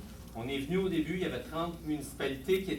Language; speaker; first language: French; native; French